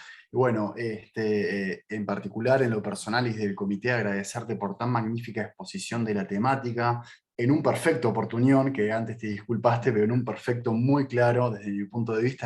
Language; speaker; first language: Spanish; native; Spanish